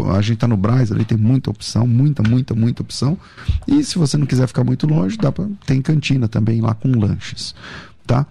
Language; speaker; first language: Portuguese; native; Portuguese